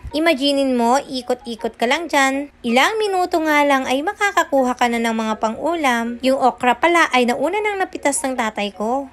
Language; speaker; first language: Filipino; non-native, local second language; Iloko